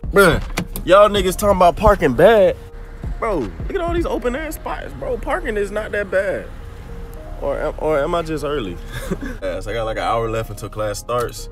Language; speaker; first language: English; native; English